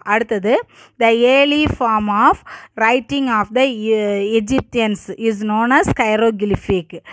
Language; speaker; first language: English; non-native, local second language; Tamil